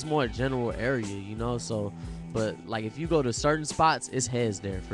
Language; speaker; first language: English; native; English